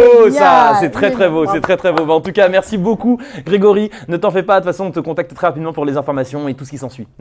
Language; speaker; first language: French; native; French